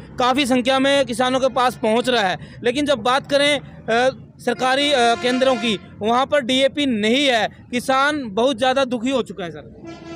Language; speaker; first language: Hindi; native; Hindi